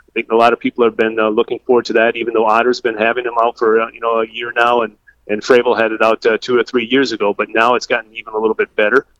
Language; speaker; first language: English; native; English